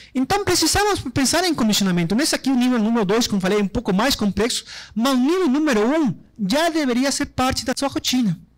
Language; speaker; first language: Portuguese; non-native, fluent; Spanish